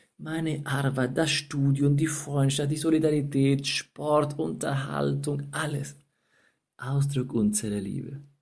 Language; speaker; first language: German; non-native, fluent; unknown